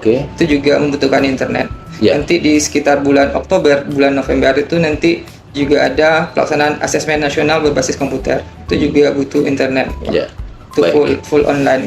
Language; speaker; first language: Indonesian; native; Indonesian